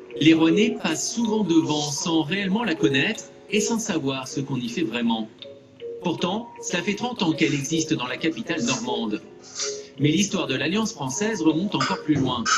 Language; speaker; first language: French; native; French